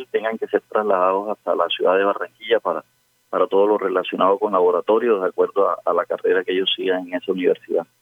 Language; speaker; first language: Spanish; native; Spanish